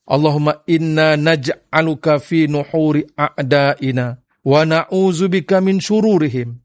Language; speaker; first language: Arabic; non-native, fluent; Malay